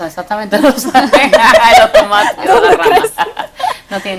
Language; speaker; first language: Spanish; native; Spanish